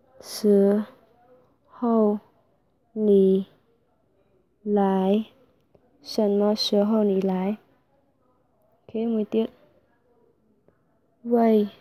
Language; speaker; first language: Chinese; non-native, learner; Khmer